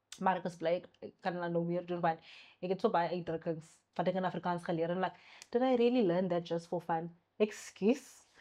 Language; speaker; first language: Afrikaans; non-native, local second language; Xhosa